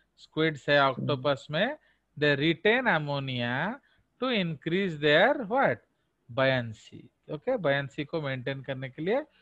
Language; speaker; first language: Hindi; non-native, local second language; Odia